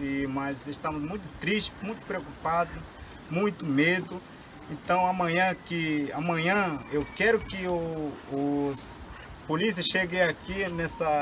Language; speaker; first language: Portuguese; non-native, learner; Yanomámi